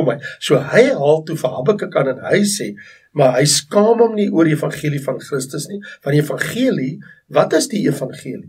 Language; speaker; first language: Afrikaans; native; Afrikaans